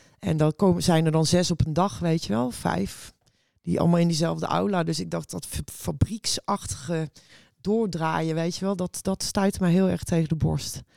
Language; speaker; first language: Dutch; native; Dutch